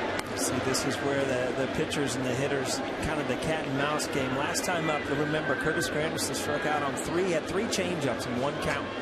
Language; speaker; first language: English; native; English